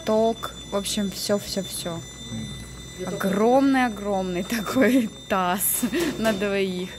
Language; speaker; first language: Russian; native; Russian